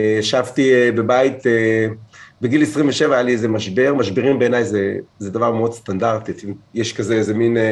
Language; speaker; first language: Hebrew; native; Hebrew